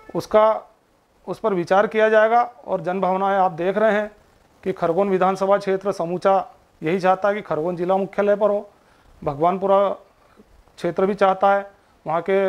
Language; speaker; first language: Hindi; native; Hindi